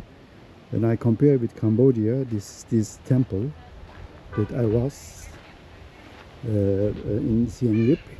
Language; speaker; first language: English; non-native, learner; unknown